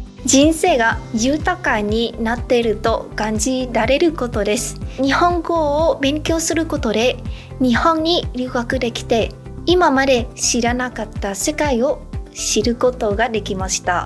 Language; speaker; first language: Japanese; non-native, fluent; Vietnamese